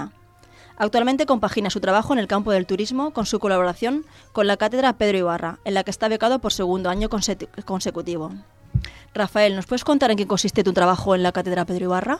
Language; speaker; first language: Spanish; native; Spanish